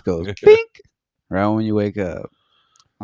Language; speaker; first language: English; native; English